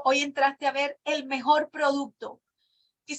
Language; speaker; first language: Spanish; native; Spanish